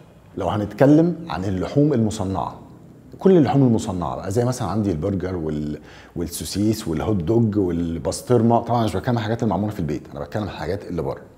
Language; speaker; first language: Arabic; native; Arabic